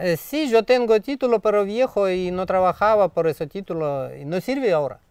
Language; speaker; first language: Spanish; non-native, learner; Russian